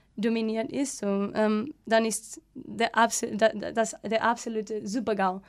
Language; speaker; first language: German; non-native, learner; Portuguese